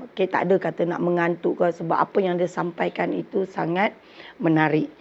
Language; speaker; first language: Malay; native; Malay